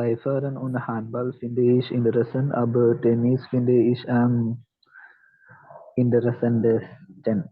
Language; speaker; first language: German; non-native, learner; Malayalam